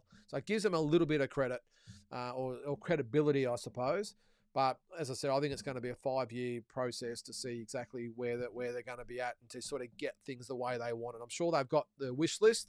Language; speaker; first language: English; native; English